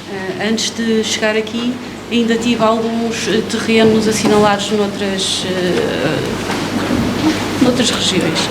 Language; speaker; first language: Portuguese; native; Portuguese